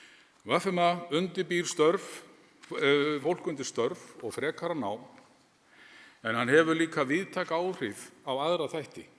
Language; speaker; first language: Icelandic; native; Icelandic